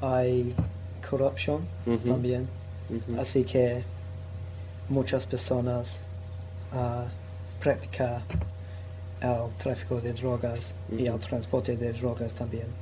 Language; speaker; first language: Spanish; non-native, learner; English